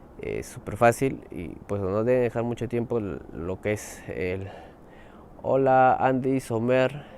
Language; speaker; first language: Spanish; native; Spanish